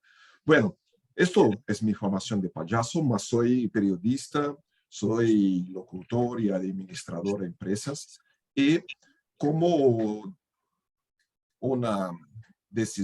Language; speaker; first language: Spanish; non-native, fluent; Portuguese